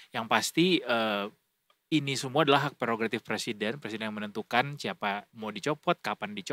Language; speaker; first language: Indonesian; native; Indonesian